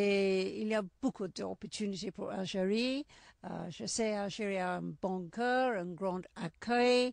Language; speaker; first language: French; non-native, learner; English